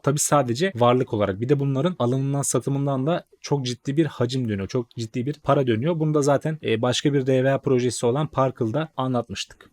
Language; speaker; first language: Turkish; native; Turkish